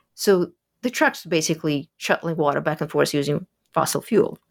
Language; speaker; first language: English; early bilingual, other home language; Russian